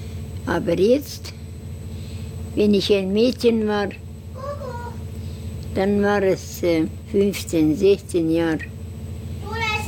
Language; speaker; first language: German; non-native, learner; Estonian